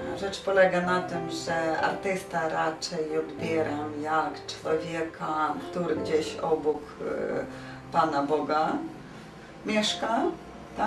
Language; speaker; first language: Polish; non-native, fluent; Ukrainian